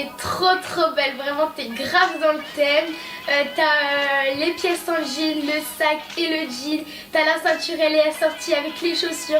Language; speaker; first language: French; native; French